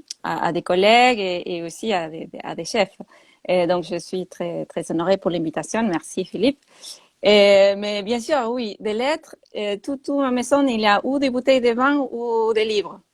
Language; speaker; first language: French; non-native, fluent; Spanish